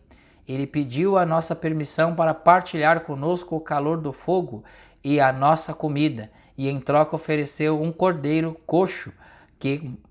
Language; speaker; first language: Portuguese; native; Portuguese